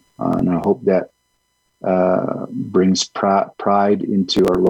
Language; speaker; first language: English; early bilingual, other home language; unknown